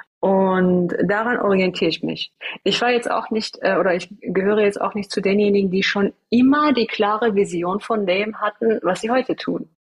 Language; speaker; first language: German; early bilingual, other home language; Persian